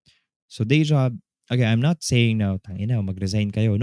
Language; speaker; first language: Filipino; native; Filipino